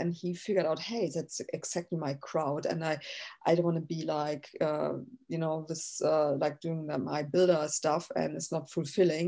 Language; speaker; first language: English; non-native, fluent; German